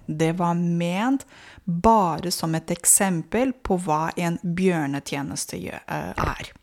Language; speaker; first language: Norwegian; non-native, fluent; Romanian